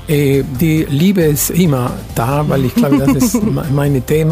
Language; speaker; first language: German; non-native, fluent; Spanish